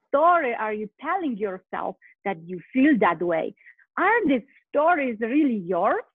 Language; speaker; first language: English; non-native, fluent; Polish